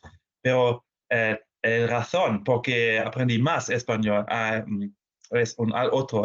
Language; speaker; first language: Spanish; non-native, fluent; German